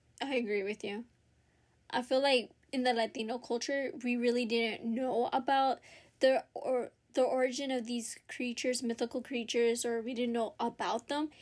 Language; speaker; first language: English; early bilingual, other home language; Spanish